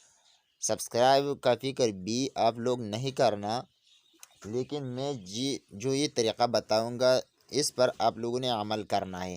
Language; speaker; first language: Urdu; non-native, local second language; Pashto